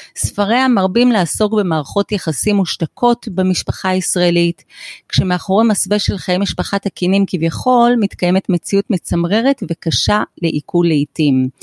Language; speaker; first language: Hebrew; native; Hebrew